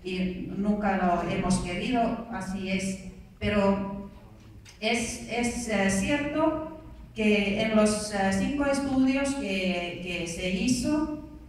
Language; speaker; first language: Spanish; non-native, fluent; Finnish